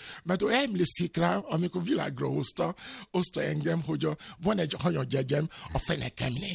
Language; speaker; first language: Hungarian; non-native, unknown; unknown